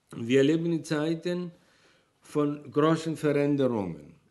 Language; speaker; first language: German; non-native, fluent; Greek